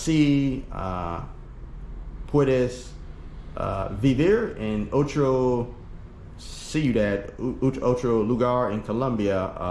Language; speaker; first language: Spanish; non-native, learner; English